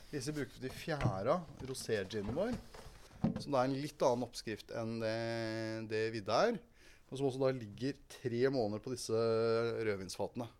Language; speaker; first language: Norwegian; native; Norwegian